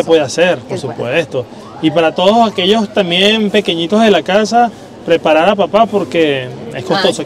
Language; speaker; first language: Spanish; native; Spanish